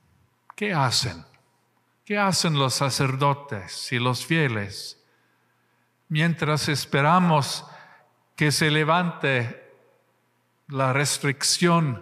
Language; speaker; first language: Spanish; non-native, fluent; English